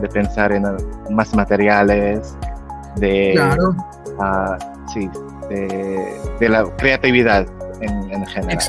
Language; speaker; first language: Spanish; non-native, fluent; Filipino